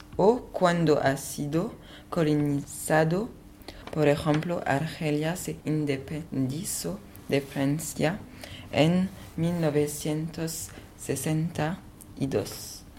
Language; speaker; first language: Spanish; non-native, learner; French